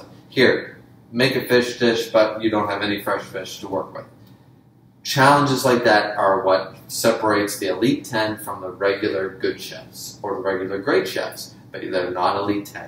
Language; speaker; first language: English; native; English